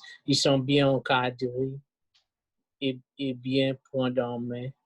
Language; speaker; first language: French; non-native, local second language; Haitian Creole